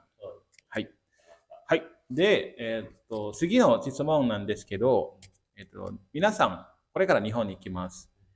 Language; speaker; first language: Japanese; non-native, fluent; Indonesian